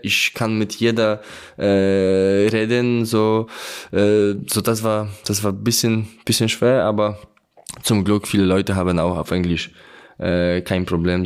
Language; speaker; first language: German; non-native, learner; Polish